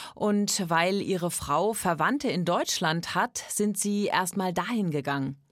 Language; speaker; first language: German; native; German